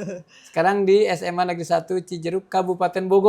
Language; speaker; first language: Indonesian; native; Indonesian